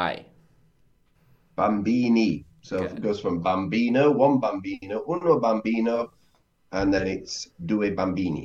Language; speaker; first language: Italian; non-native, learner; English